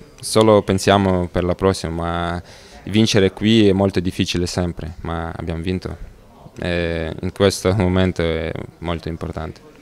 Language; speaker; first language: Italian; non-native, learner; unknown